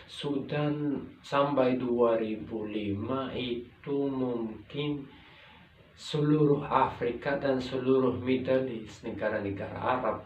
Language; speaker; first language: Indonesian; non-native, local second language; Arabic